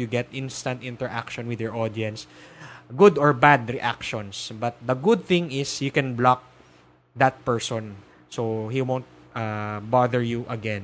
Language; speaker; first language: English; non-native, local second language; Filipino